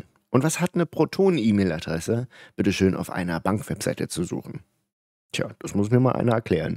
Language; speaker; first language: German; native; German